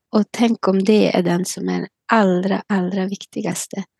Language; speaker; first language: Swedish; native; Swedish